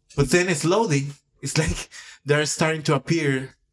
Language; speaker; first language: English; non-native, fluent; Spanish